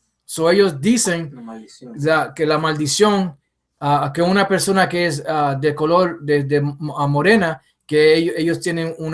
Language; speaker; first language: Spanish; early bilingual, heritage; English